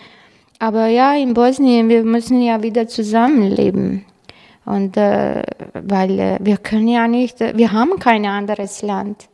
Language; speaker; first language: German; non-native, fluent; Croatian